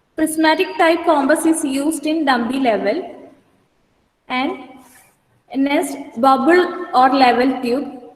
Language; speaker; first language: English; non-native, local second language; Malayalam